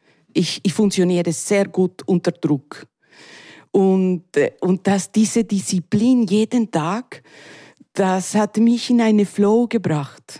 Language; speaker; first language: German; non-native, learner; Spanish